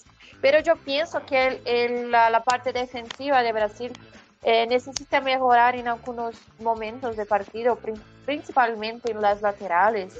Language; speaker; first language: Spanish; non-native, fluent; Portuguese